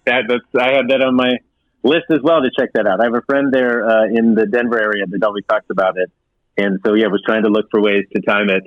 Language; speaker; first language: English; native; English